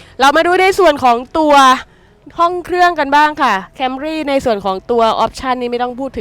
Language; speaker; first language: Thai; native; Thai